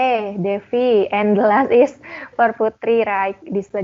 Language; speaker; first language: English; non-native, learner; Indonesian